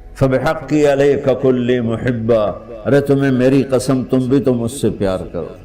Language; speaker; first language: Urdu; non-native, local second language; Punjabi